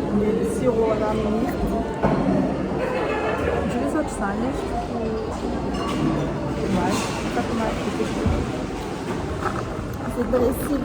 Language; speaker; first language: French; non-native, local second language; Malagasy